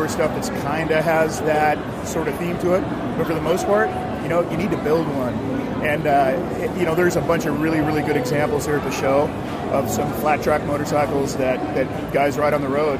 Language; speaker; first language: English; native; English